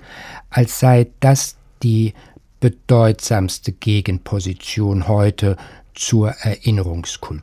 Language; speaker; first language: German; native; German